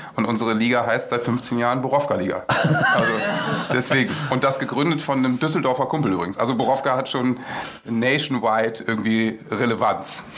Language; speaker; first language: German; native; German